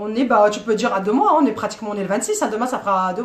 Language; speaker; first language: French; native; French